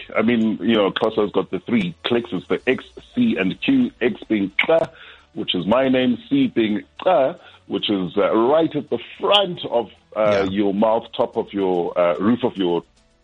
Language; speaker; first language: English; non-native, local second language; Xhosa